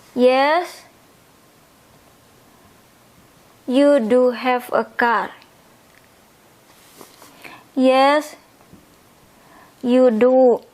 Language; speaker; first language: English; non-native, fluent; Indonesian